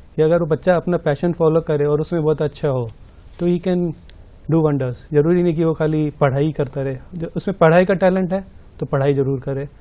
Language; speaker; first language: Hindi; native; Hindi